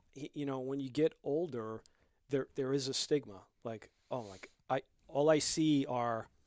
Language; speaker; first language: English; native; English